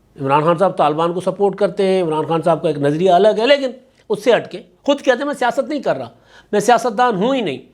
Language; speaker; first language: Urdu; non-native, local second language; Sindhi